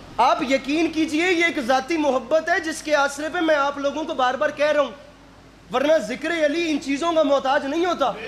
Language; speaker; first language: Urdu; non-native, local second language; Punjabi